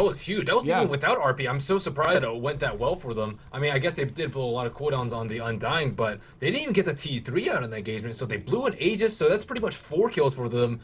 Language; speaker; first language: English; native; English